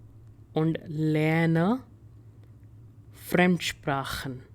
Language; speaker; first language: German; non-native, fluent; Hindi